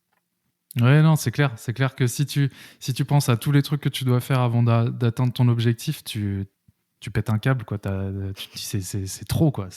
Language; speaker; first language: French; native; French